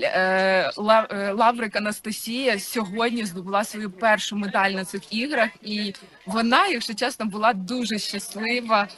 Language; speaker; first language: Ukrainian; native; Ukrainian